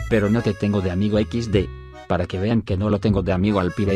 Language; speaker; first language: Spanish; native; Spanish